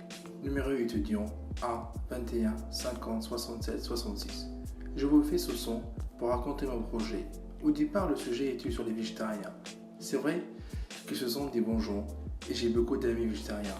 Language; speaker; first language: French; non-native, fluent; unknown